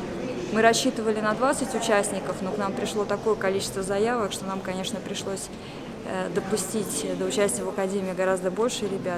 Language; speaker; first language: Russian; native; Russian